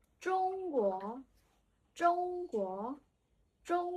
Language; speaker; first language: Chinese; non-native, learner; Burmese